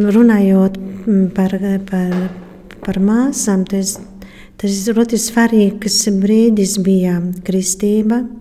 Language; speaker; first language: Latvian; non-native, fluent; Polish